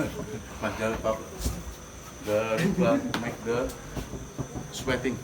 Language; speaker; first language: English; non-native, learner; Indonesian